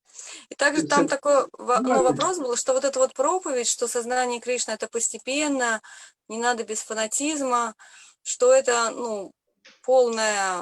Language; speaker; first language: Russian; native; Russian